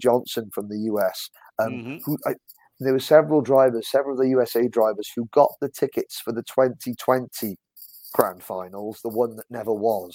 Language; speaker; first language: English; native; English